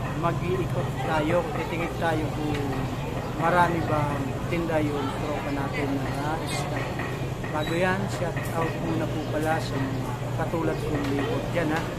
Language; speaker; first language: Filipino; native; Filipino